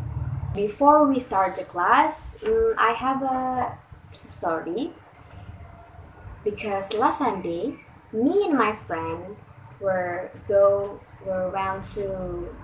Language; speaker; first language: English; non-native, fluent; Indonesian